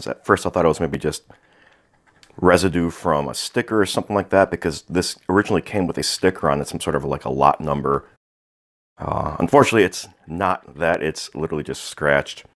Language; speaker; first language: English; native; English